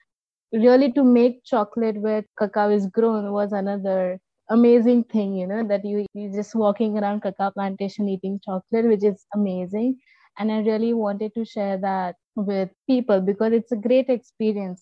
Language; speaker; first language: English; non-native, local second language; Marathi